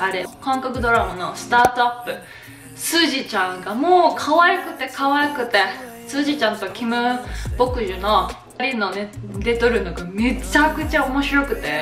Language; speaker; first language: Japanese; native; Japanese